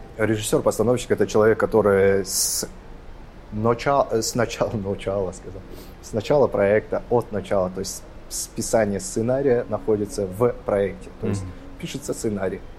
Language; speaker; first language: Russian; non-native, local second language; Kazakh